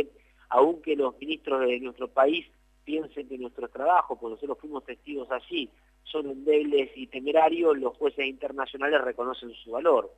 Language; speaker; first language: Spanish; native; Spanish